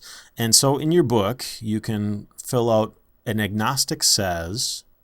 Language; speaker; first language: English; native; English